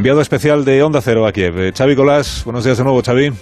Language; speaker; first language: Spanish; native; Spanish